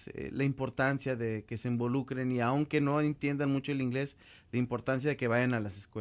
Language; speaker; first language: Spanish; native; Spanish